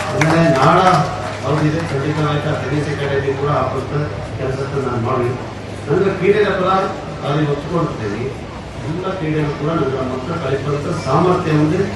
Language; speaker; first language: Kannada; non-native, local second language; Kodava